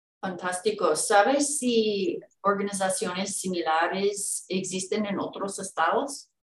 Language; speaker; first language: Spanish; non-native, fluent; English